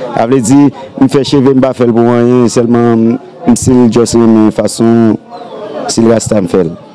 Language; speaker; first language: Haitian Creole; early bilingual, heritage; Haitian Creole